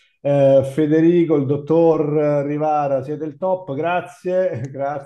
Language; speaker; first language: Italian; native; Italian